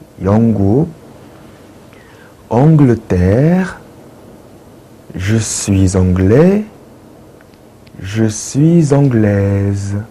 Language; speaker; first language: French; non-native, fluent; Korean